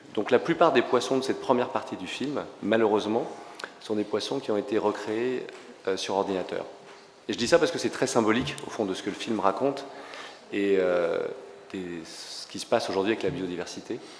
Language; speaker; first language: French; native; French